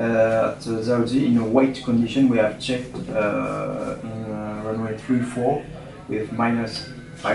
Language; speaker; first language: English; non-native, learner; French